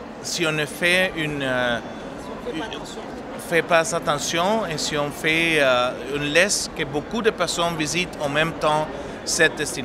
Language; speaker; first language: French; non-native, fluent; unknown